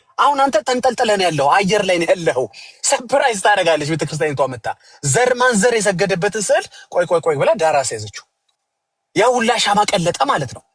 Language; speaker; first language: Amharic; native; Amharic